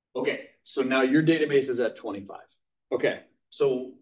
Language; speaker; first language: English; native; English